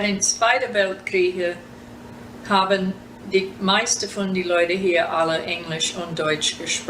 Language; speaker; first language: German; early bilingual, heritage; German